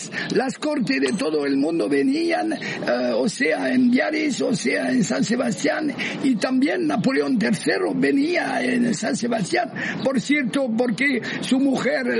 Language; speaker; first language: Spanish; non-native, fluent; French